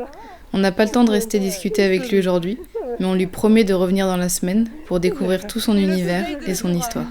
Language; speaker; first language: French; native; French